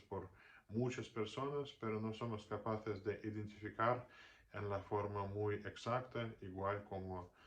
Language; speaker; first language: Spanish; non-native, fluent; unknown